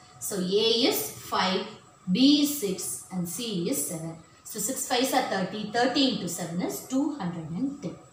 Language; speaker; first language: English; non-native, local second language; Tamil